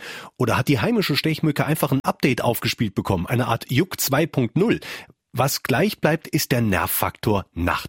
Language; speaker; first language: German; native; German